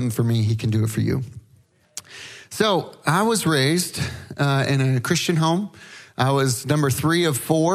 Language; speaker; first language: English; native; English